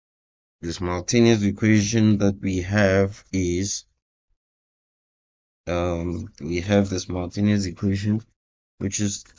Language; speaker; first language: English; non-native, local second language; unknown